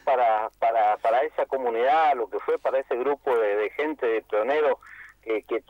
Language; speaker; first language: Spanish; native; Spanish